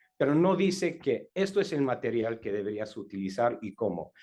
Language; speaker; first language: Spanish; non-native, learner; English